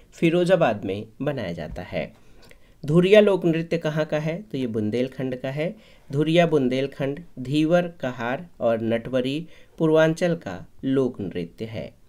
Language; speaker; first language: Hindi; native; Hindi